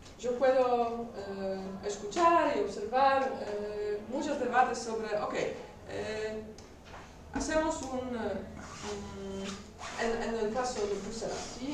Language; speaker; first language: Spanish; non-native, learner; Polish